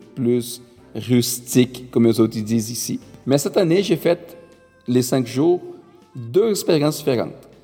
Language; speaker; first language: French; non-native, fluent; Portuguese